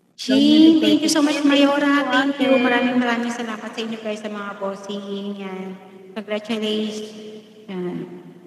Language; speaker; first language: Filipino; non-native, local second language; Hiligaynon